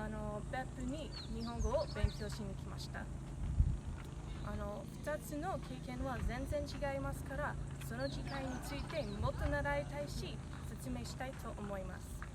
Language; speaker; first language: Japanese; non-native, learner; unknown